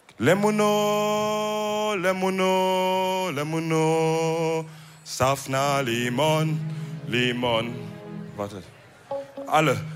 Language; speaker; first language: German; early bilingual, other home language; Wolof